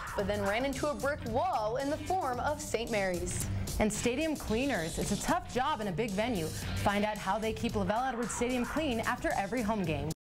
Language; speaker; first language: English; native; English